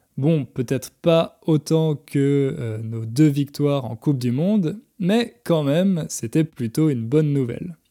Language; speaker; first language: French; native; French